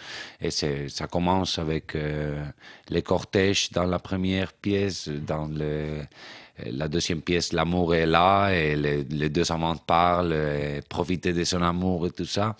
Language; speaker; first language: French; non-native, fluent; Spanish